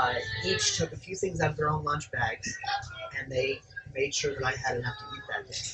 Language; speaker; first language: English; native; English